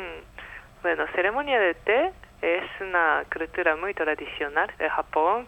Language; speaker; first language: Spanish; non-native, fluent; Japanese